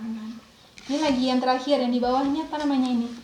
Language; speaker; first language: Indonesian; native; Indonesian